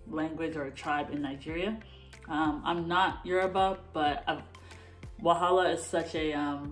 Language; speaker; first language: English; native; English